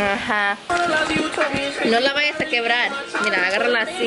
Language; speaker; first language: Spanish; early bilingual, heritage; Spanish